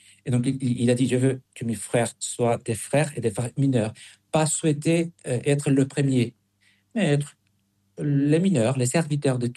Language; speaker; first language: French; non-native, fluent; Spanish